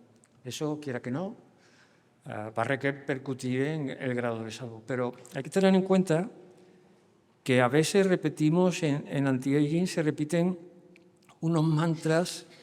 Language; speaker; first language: Spanish; native; Spanish